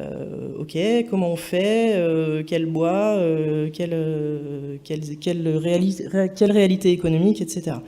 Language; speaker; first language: French; native; French